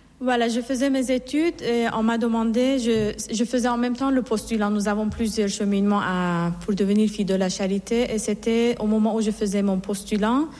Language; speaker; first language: French; non-native, fluent; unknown